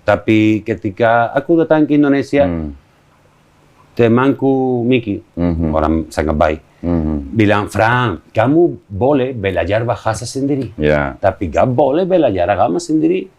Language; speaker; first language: Indonesian; non-native, learner; Spanish